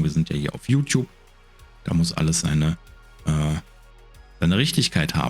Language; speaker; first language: German; native; German